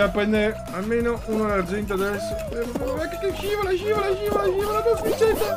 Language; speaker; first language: Italian; native; Italian